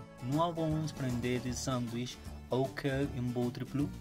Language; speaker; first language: French; non-native, learner; Spanish